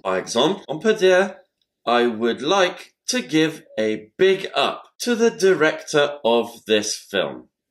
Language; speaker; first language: English; native; English